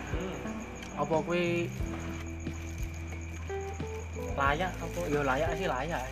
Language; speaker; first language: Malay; non-native, local second language; Javanese